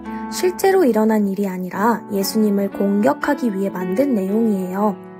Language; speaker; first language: Korean; native; Korean